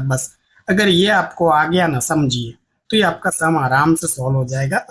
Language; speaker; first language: Hindi; non-native, local second language; Gujarati